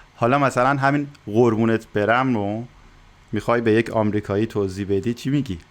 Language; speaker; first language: Persian; native; Persian